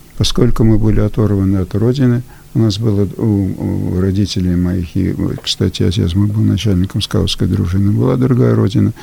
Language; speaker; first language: Russian; early bilingual, heritage; Russian